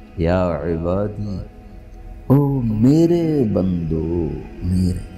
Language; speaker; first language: Urdu; non-native, local second language; Punjabi